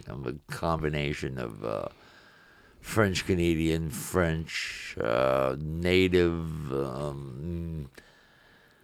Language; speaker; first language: English; non-native, fluent; French